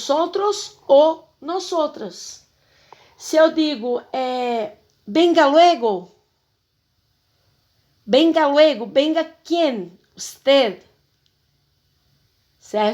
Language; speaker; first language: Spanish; non-native, fluent; Portuguese